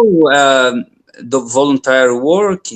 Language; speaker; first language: English; non-native, learner; Portuguese